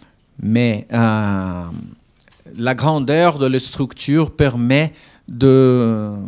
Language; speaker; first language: French; non-native, fluent; Portuguese